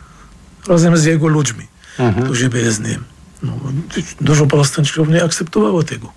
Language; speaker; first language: Polish; non-native, fluent; Arabic